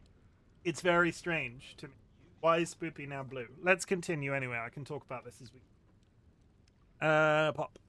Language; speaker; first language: English; native; English